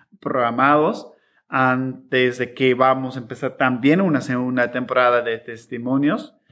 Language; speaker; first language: Spanish; non-native, fluent; English